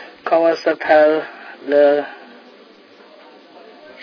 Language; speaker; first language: French; non-native, learner; English